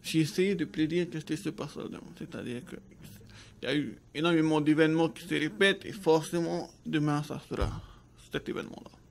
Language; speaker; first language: French; native; French